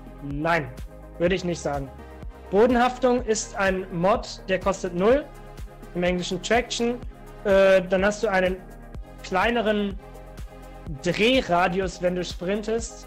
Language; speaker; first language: German; native; German